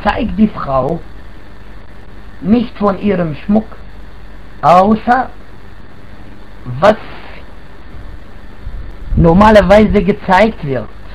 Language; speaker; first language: German; non-native, fluent; Arabic